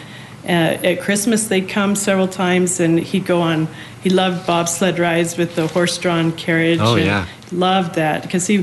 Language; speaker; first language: English; native; English